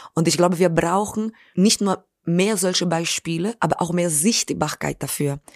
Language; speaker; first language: German; non-native, fluent; Portuguese